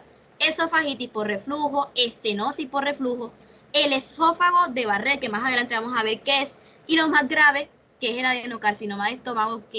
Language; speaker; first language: Spanish; native; Spanish